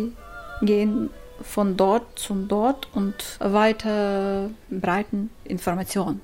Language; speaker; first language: German; non-native, learner; Ukrainian